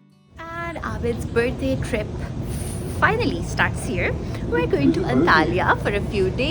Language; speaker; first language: English; non-native, local second language; Urdu